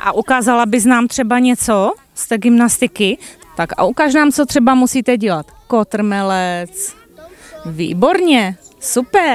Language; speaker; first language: Czech; native; Czech